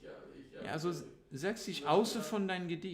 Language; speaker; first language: German; non-native, learner; English